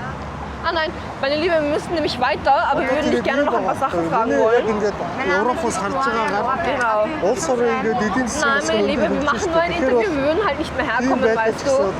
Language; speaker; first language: German; non-native, fluent; Mongolian